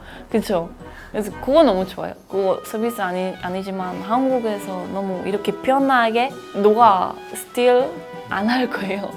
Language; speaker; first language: Korean; non-native, fluent; Spanish